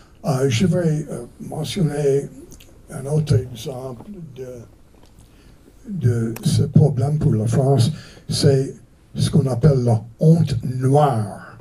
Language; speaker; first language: French; non-native, fluent; English